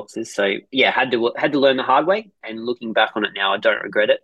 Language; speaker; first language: English; native; English